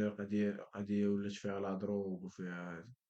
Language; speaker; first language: Arabic; native; Arabic